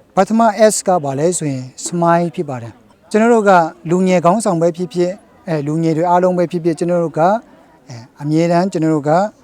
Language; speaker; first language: Burmese; non-native, local second language; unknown